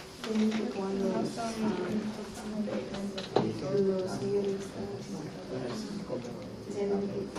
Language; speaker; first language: Spanish; non-native, learner; English